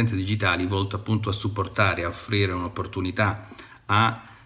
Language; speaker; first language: Italian; native; Italian